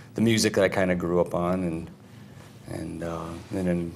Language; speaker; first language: English; native; English